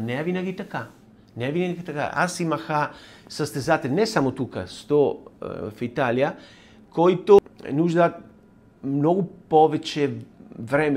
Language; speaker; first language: Bulgarian; non-native, learner; Italian